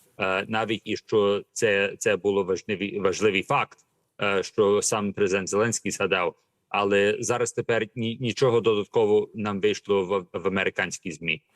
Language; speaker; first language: Ukrainian; early bilingual, heritage; Ukrainian